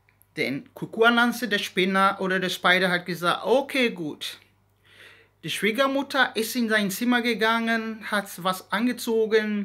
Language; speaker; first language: German; non-native, learner; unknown